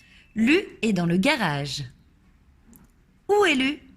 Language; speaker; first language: French; native; French